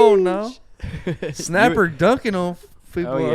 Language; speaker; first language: English; native; English